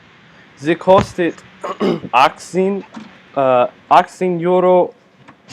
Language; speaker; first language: German; non-native, learner; English